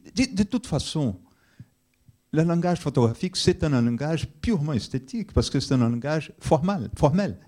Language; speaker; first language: French; non-native, fluent; Portuguese